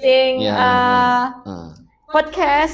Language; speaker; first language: English; non-native, learner; Indonesian